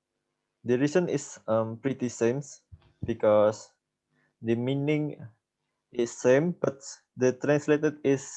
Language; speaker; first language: English; non-native, learner; Indonesian